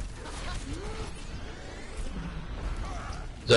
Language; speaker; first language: English; native; English